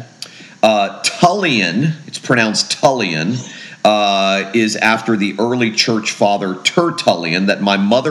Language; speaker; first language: English; native; English